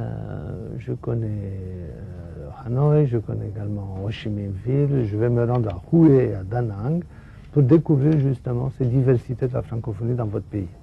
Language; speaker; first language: French; non-native, fluent; Romanian